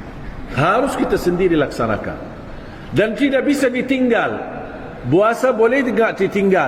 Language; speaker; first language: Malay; non-native, fluent; Arabic